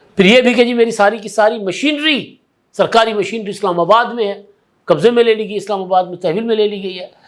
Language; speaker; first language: Urdu; non-native, local second language; Sindhi